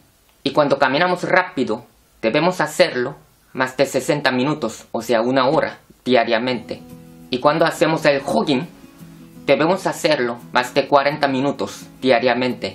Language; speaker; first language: Spanish; non-native, fluent; Korean